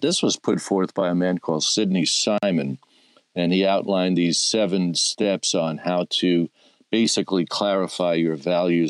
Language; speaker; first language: English; native; English